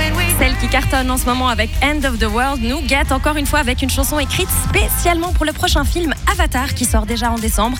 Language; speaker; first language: French; native; French